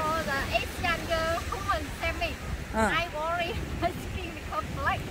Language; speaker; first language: English; non-native, learner; Vietnamese